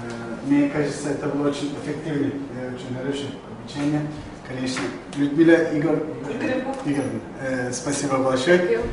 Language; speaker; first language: Russian; non-native, learner; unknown